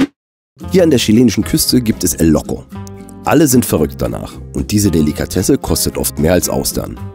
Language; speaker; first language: German; native; German